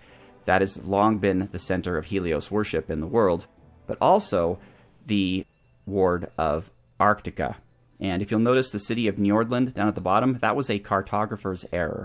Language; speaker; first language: English; native; English